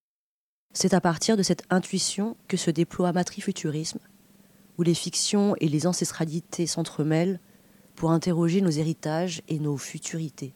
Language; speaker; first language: French; native; French